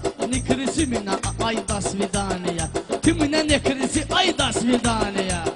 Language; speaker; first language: Russian; non-native, learner; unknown